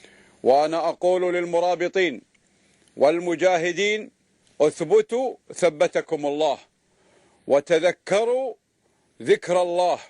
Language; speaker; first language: Arabic; native; Arabic